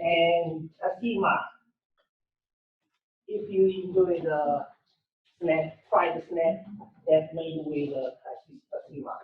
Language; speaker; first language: English; non-native, learner; Korean